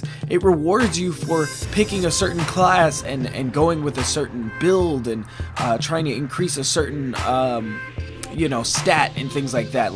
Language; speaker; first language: English; native; English